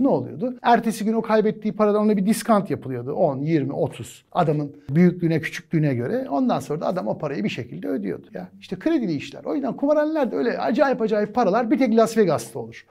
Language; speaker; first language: Turkish; native; Turkish